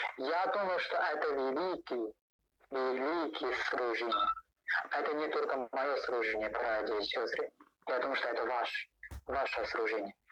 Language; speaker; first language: Russian; non-native, learner; Chinese